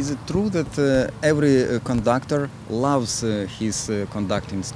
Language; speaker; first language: English; non-native, learner; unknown